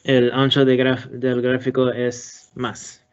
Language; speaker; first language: Spanish; non-native, learner; English